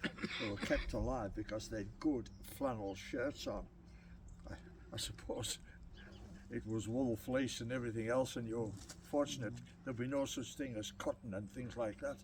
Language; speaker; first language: English; native; English